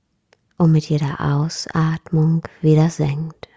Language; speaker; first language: German; native; German